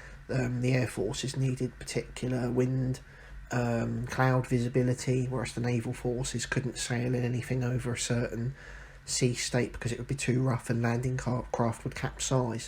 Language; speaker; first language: English; native; English